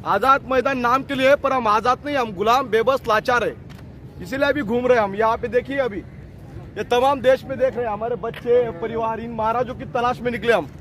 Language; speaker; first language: Hindi; non-native, local second language; Marathi